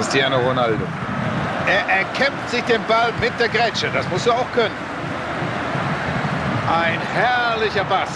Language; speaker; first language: German; native; German